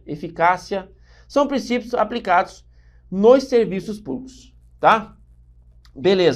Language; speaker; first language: Portuguese; native; Portuguese